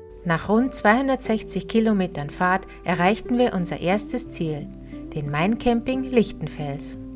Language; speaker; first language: German; native; German